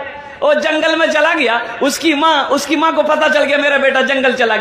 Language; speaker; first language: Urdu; non-native, local second language; Pashto